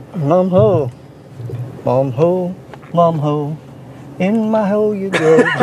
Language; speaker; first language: English; native; English